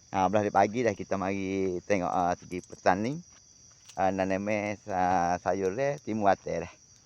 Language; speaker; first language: Malay; native; Malay